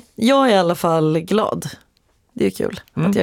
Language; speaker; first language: Swedish; native; Swedish